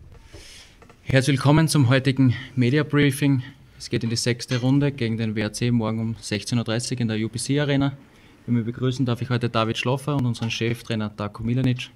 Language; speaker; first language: German; native; German